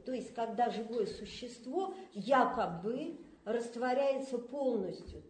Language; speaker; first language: Russian; native; Russian